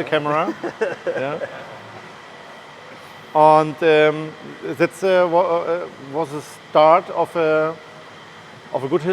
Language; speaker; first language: English; non-native, learner; German